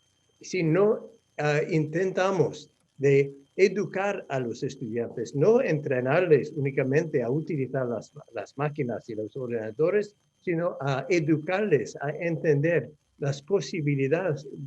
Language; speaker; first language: Spanish; non-native, fluent; English